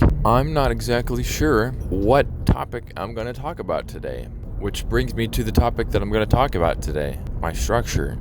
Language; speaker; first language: English; native; English